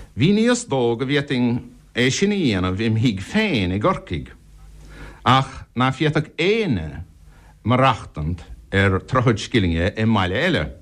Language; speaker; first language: Irish; non-native, local second language; English